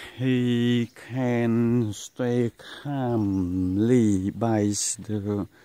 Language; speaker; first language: English; non-native, learner; Khmer